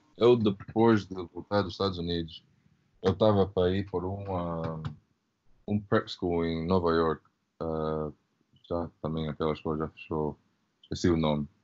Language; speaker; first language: Portuguese; early bilingual, heritage; Portuguese